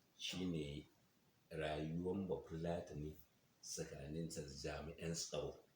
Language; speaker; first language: Hausa; non-native, local second language; Fula